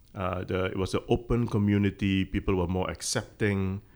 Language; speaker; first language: English; non-native, local second language; Tamil